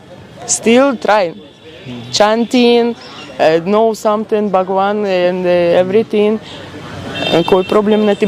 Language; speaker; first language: Hindi; non-native, learner; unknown